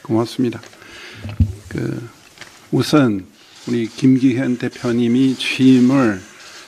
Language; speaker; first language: Korean; non-native, fluent; Chinese